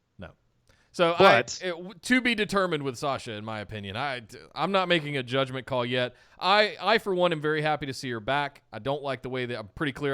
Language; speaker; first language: English; native; English